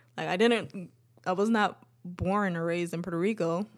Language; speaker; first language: English; early bilingual, other home language; Spanish